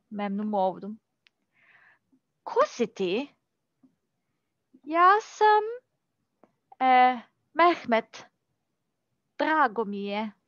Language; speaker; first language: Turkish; non-native, learner; Serbian